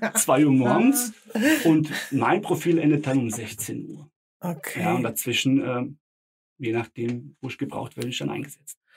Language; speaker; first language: German; early bilingual, other home language; Bosnian